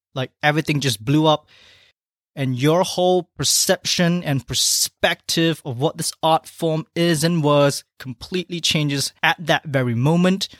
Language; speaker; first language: English; non-native, local second language; Chinese